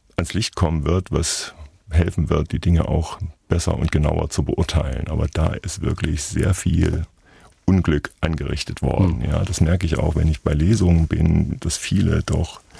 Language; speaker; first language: German; native; German